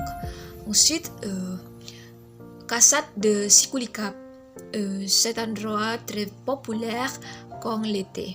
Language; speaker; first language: French; non-native, learner; Indonesian